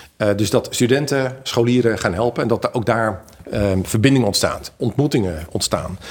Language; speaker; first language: Dutch; native; Dutch